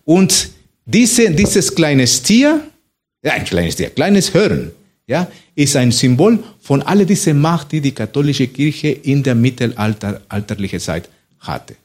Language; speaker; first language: German; non-native, fluent; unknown